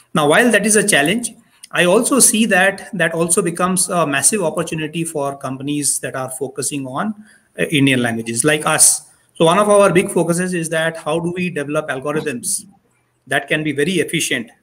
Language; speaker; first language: English; non-native, local second language; Odia